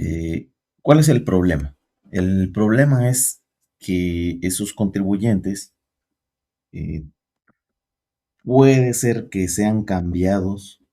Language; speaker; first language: Spanish; native; Spanish